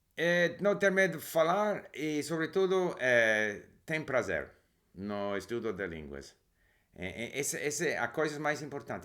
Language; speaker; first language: Portuguese; non-native, learner; English